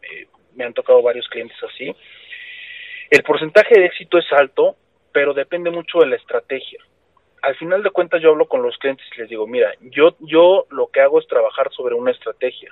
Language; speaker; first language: Spanish; native; Spanish